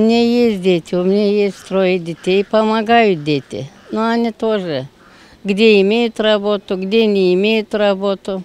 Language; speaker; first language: Russian; non-native, local second language; Romanian